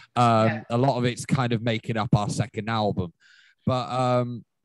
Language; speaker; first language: English; native; English